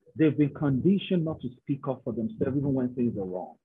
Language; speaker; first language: English; non-native, local second language; Yoruba